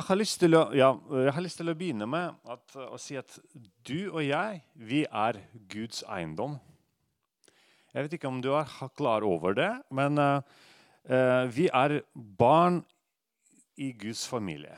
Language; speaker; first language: Norwegian; non-native, fluent; Russian